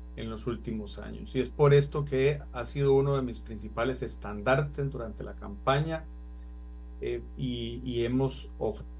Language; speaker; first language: Spanish; native; Spanish